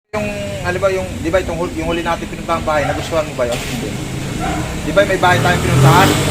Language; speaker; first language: Filipino; native; Filipino